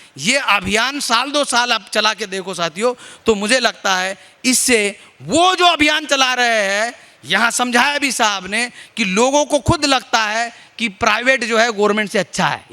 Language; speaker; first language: Hindi; non-native, local second language; Marathi